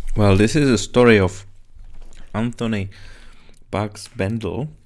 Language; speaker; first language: English; non-native, fluent; Czech